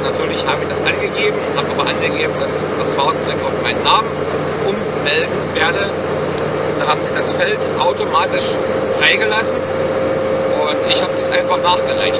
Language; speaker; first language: German; native; German